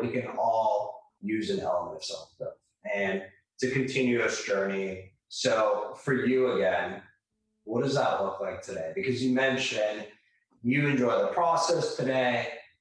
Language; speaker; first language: English; native; English